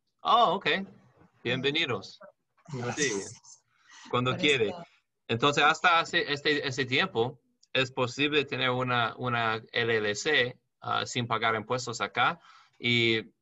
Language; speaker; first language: Spanish; non-native, learner; English